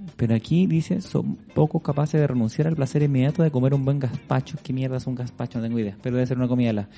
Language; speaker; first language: Spanish; native; Spanish